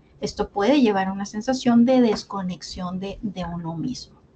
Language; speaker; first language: Spanish; native; Spanish